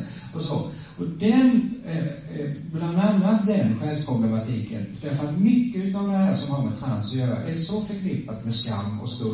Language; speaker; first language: Swedish; native; Swedish